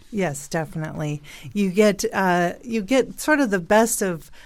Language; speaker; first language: English; native; English